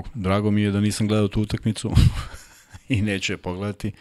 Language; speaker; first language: Serbian; native; Serbian